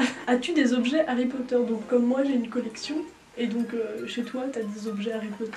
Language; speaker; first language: French; native; French